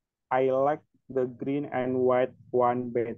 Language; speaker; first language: English; non-native, learner; Indonesian